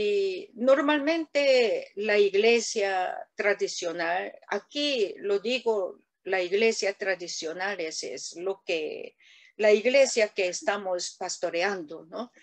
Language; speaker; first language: Spanish; non-native, learner; Korean